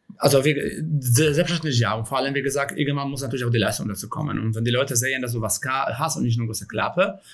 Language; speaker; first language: German; non-native, fluent; Polish